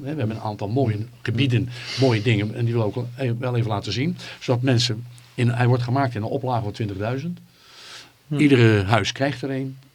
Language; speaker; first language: Dutch; native; Dutch